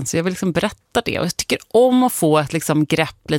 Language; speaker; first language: Swedish; native; Swedish